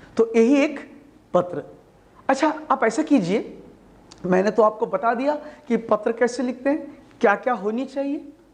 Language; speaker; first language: Hindi; non-native, local second language; Malayalam